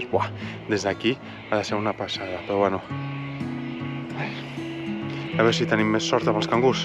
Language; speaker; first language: Catalan; native; Catalan